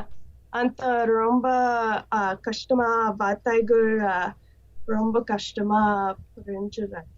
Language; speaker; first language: Tamil; non-native, learner; English